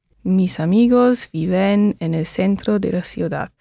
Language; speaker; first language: Spanish; non-native, learner; English